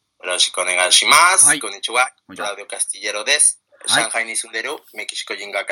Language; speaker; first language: Japanese; non-native, fluent; Spanish